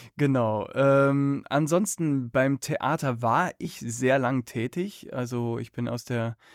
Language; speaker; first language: German; native; German